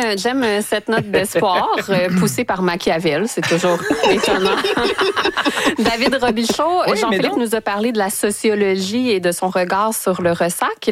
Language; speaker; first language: French; native; French